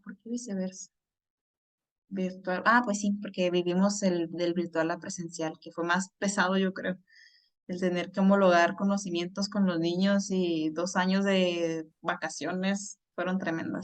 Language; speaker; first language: Spanish; native; Spanish